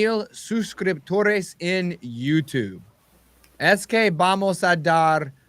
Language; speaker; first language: Spanish; non-native, learner; English